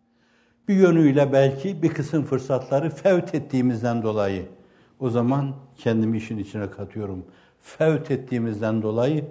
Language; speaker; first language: Turkish; native; Turkish